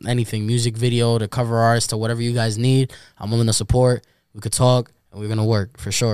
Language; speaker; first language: English; early bilingual, other home language; Spanish